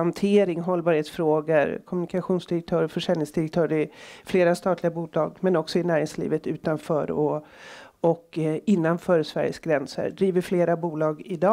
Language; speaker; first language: Swedish; native; Swedish